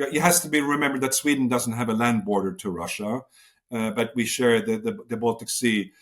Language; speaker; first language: English; non-native, fluent; Swedish